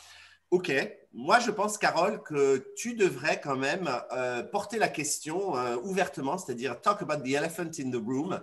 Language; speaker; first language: French; native; French